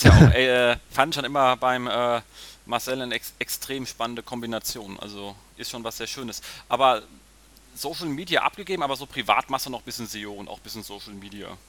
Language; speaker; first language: German; native; German